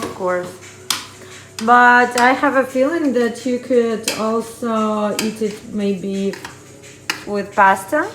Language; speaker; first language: English; non-native, fluent; Russian